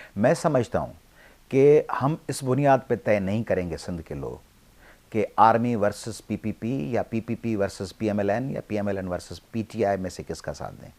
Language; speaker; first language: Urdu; non-native, local second language; Sindhi